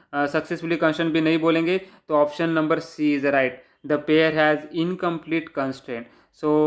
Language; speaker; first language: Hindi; non-native, local second language; Marathi